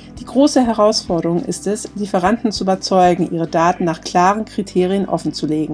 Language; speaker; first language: German; native; German